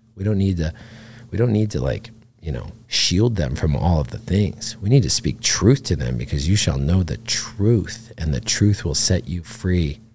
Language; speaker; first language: English; native; English